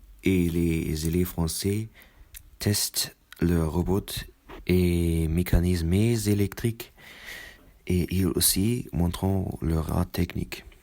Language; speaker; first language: French; non-native, learner; German